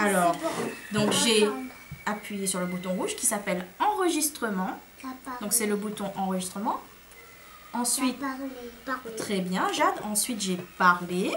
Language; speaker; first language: French; native; French